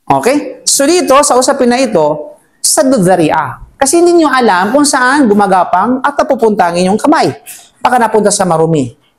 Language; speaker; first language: Filipino; native; Filipino